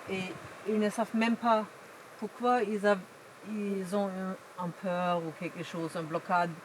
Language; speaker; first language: French; non-native, fluent; German